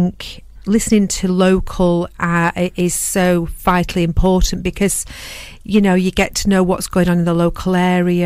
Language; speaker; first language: English; native; English